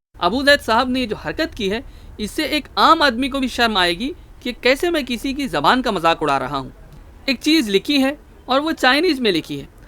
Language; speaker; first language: Urdu; native; Urdu